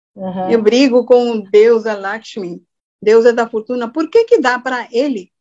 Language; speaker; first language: Portuguese; non-native, fluent; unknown